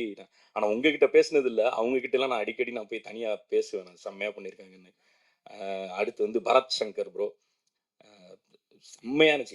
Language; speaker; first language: Tamil; native; Tamil